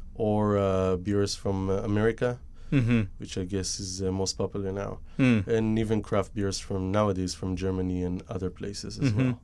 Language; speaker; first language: English; non-native, fluent; Hebrew